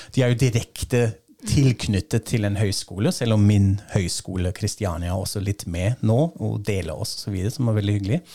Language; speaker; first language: Norwegian; non-native, fluent; German